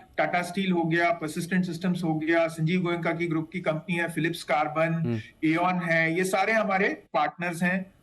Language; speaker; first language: Hindi; non-native, local second language; Kannada